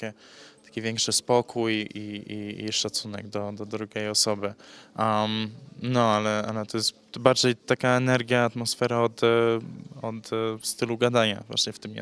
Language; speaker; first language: Polish; early bilingual, heritage; English